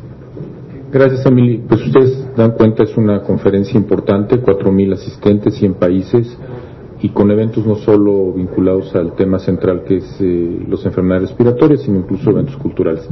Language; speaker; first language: Spanish; native; Spanish